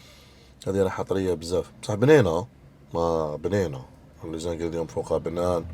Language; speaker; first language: Arabic; native; Arabic